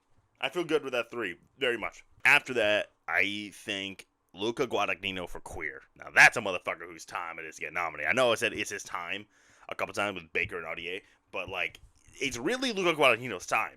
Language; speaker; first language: English; native; English